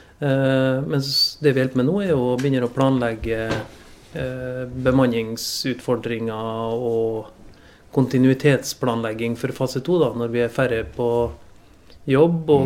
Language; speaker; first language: Norwegian; native; Norwegian